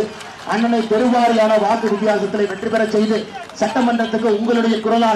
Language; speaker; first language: Tamil; native; Tamil